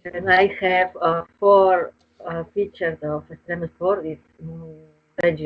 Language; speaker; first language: English; non-native, learner; Spanish